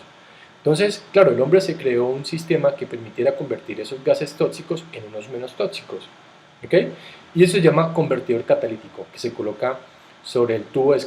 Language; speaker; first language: Spanish; native; Spanish